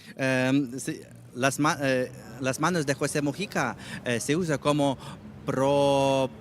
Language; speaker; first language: Spanish; non-native, learner; Ukrainian